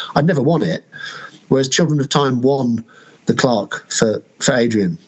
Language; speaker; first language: English; native; English